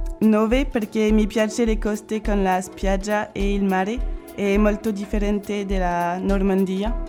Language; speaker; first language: Italian; non-native, learner; French